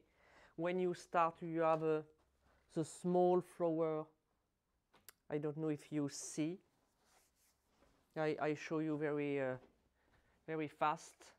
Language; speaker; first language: English; non-native, learner; French